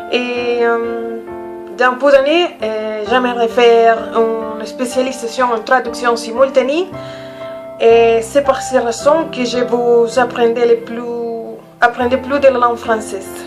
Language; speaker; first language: French; non-native, learner; Spanish